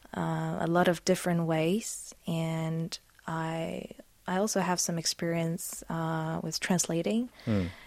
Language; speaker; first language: English; non-native, fluent; Polish